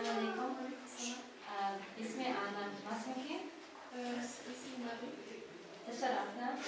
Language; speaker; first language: Arabic; non-native, learner; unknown